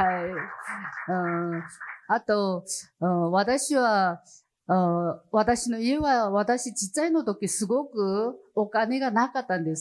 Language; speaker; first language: Japanese; non-native, fluent; Chinese